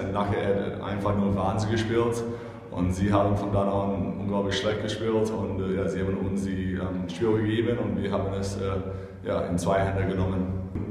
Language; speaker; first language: German; non-native, fluent; English